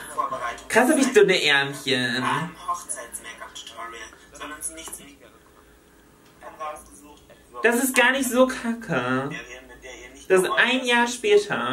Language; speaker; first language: German; native; German